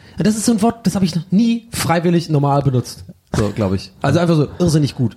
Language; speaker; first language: German; native; German